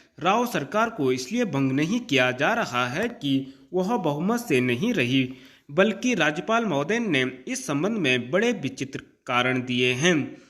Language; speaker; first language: Hindi; native; Hindi